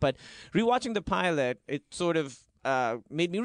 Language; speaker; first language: English; non-native, local second language; Urdu